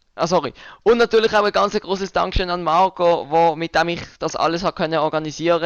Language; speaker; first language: German; native; German